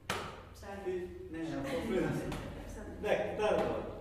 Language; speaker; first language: Greek; non-native, learner; Punjabi